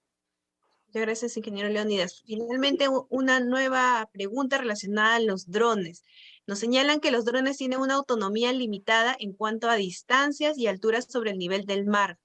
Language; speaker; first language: Spanish; native; Spanish